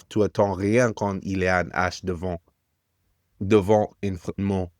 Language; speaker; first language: French; non-native, fluent; English